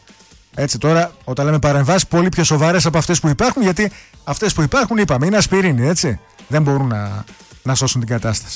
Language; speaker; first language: Greek; native; Greek